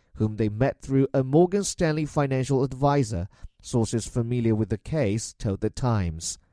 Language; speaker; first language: English; non-native, fluent; Chinese